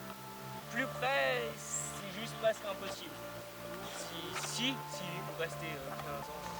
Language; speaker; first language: French; native; French